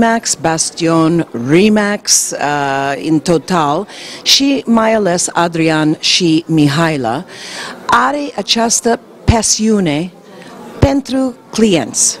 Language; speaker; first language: Romanian; non-native, learner; English